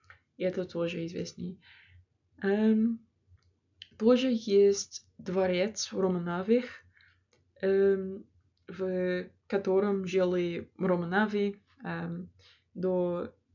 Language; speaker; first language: Russian; non-native, learner; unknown